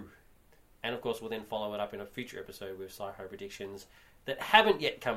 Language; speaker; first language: English; native; English